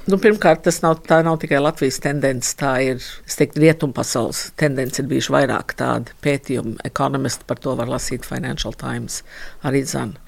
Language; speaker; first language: Latvian; early bilingual, heritage; Latvian